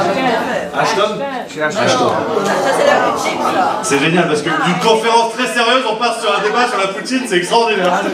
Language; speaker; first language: French; native; French